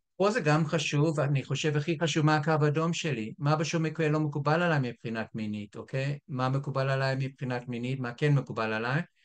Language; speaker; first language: Hebrew; non-native, fluent; English